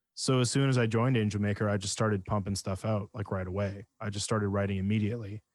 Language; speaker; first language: English; native; English